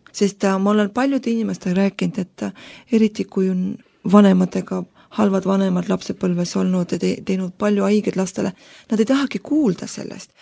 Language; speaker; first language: Estonian; non-native, local second language; Russian